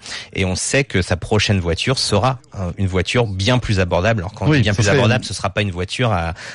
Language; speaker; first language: French; native; French